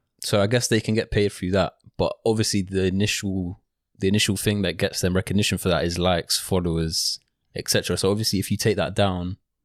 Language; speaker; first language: English; early bilingual, other home language; Spanish